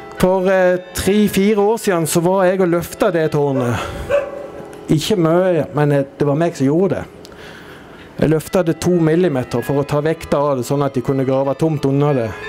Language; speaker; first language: Norwegian; native; Norwegian